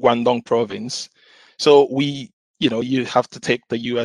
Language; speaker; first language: English; non-native, local second language; Igbo